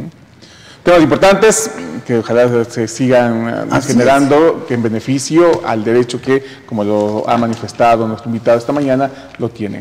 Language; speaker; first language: Spanish; native; Spanish